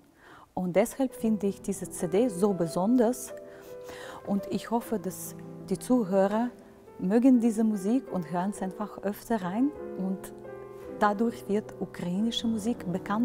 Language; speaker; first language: German; non-native, fluent; Ukrainian